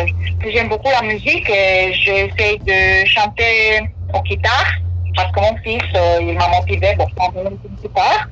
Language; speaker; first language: French; non-native, learner; Romanian